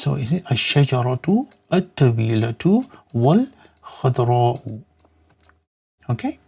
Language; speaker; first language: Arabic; non-native, fluent; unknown